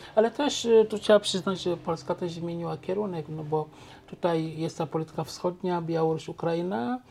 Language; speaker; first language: Polish; non-native, local second language; Wolof